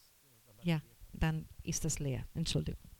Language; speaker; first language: German; non-native, learner; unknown